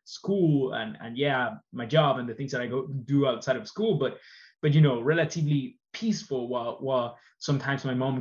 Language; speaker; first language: English; non-native, fluent; Spanish